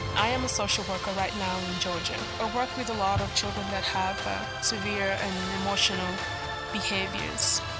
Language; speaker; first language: English; non-native, local second language; Acoli